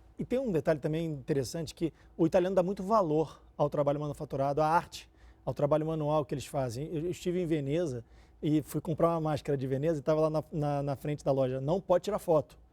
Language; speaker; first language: Portuguese; native; Portuguese